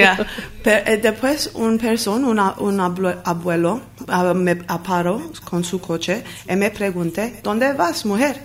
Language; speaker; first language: Spanish; non-native, learner; Armenian